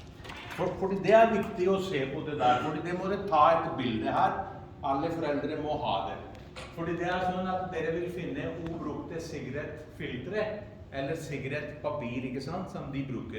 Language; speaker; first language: Norwegian; non-native, fluent; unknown